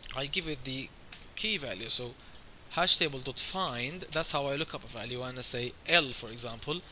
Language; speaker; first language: English; non-native, fluent; Arabic